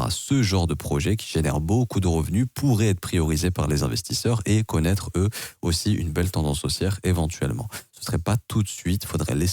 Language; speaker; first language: French; native; French